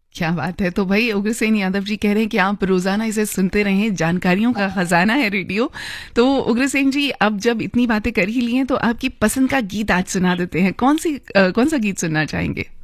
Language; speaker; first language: Hindi; native; Hindi